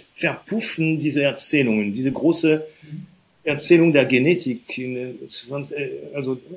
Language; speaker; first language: German; non-native, fluent; French